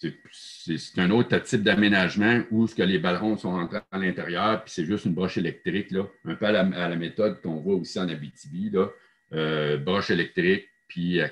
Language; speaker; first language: French; native; French